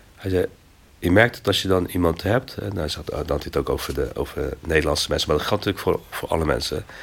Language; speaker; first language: Dutch; native; Dutch